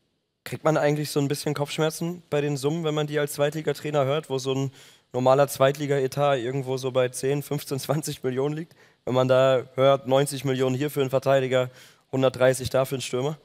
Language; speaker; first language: German; native; German